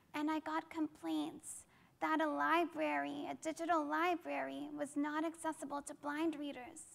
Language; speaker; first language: English; native; English